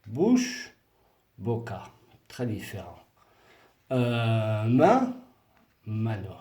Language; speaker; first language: French; non-native, fluent; Spanish